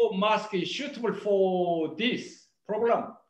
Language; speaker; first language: English; non-native, learner; Korean